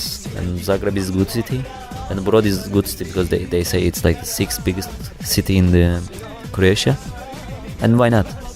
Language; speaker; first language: English; non-native, learner; Turkish